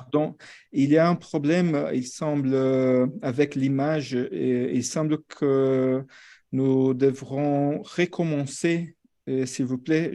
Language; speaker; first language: French; non-native, fluent; Portuguese